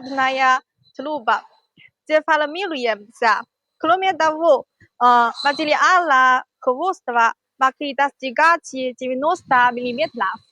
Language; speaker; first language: Russian; non-native, learner; Chinese